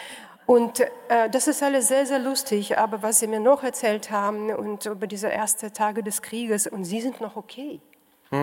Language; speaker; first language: German; non-native, fluent; Russian